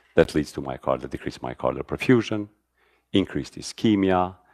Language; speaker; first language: English; non-native, fluent; Albanian